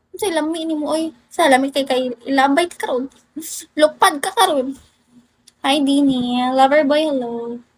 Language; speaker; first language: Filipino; non-native, local second language; Cebuano